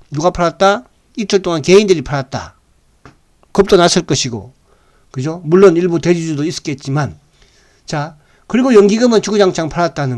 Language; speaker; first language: Korean; native; Korean